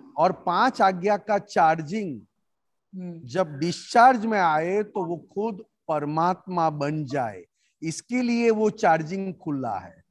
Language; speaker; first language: Hindi; non-native, local second language; Gujarati